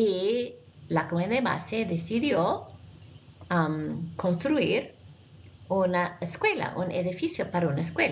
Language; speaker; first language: Spanish; non-native, fluent; English